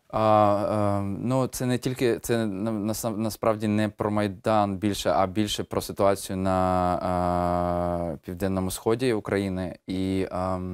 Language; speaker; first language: Ukrainian; native; Ukrainian